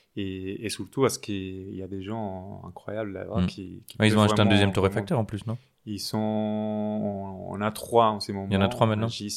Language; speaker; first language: French; non-native, fluent; Spanish